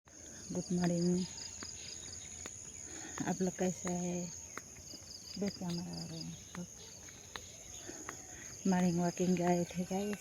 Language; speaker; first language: Hindi; non-native, local second language; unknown